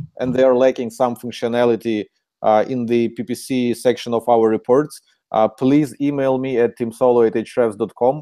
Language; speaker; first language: English; non-native, fluent; Ukrainian